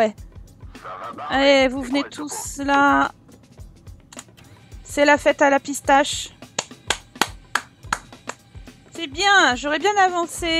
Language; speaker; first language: French; native; French